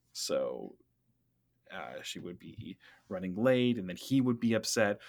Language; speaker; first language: English; native; English